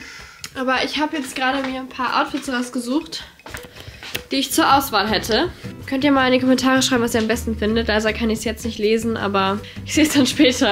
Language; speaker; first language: German; native; German